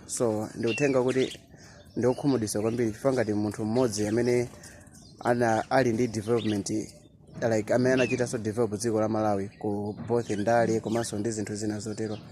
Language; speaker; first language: Nyanja; native; Nyanja